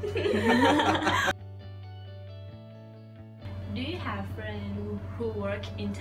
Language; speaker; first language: English; non-native, learner; Thai